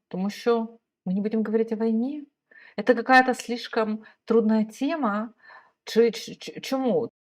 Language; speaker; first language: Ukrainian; native; Ukrainian